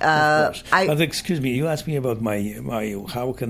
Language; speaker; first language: English; non-native, fluent; Polish